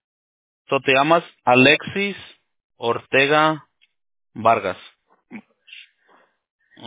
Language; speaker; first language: Spanish; early bilingual, heritage; Spanish